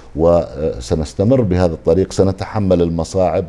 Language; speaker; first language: Arabic; native; Arabic